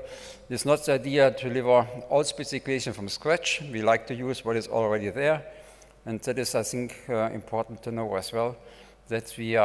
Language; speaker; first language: English; non-native, fluent; German